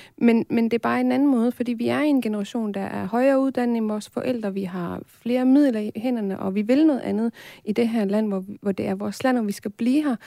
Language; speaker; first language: Danish; early bilingual, other home language; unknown